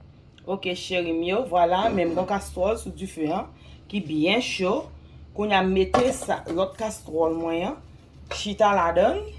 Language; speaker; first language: French; non-native, local second language; Haitian Creole